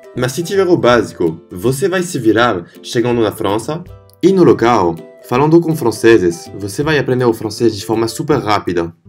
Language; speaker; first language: Portuguese; non-native, fluent; French